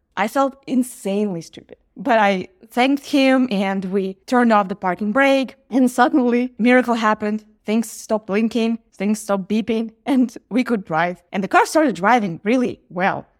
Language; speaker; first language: English; non-native, fluent; Ukrainian